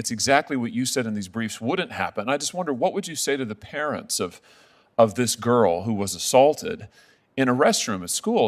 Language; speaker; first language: English; native; English